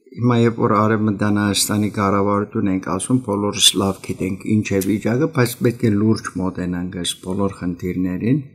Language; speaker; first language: Armenian; early bilingual, heritage; Armenian